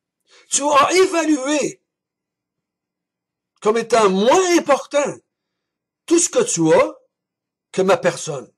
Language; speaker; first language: French; native; French